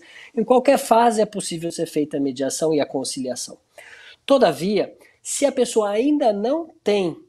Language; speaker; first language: Portuguese; native; Portuguese